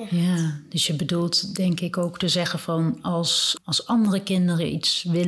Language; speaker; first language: Dutch; native; Dutch